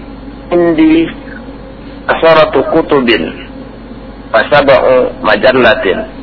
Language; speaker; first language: Arabic; non-native, learner; Indonesian